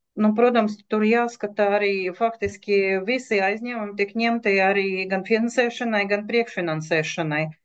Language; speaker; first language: Latvian; non-native, local second language; Russian